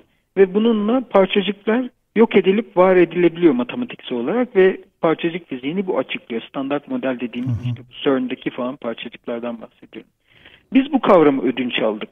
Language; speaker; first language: Turkish; native; Turkish